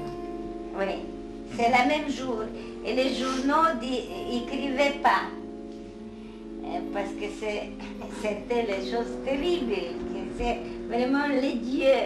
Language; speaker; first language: French; non-native, fluent; Hungarian